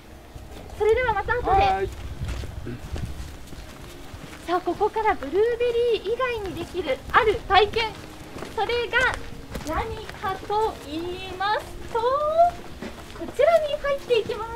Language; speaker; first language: Japanese; native; Japanese